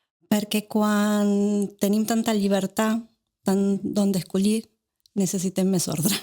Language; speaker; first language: Catalan; non-native, learner; Spanish